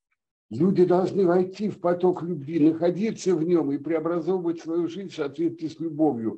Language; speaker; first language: Russian; native; Russian